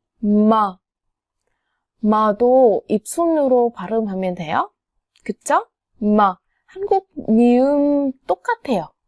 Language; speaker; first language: Korean; non-native, fluent; Vietnamese